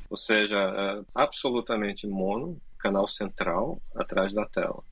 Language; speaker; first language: Portuguese; native; Portuguese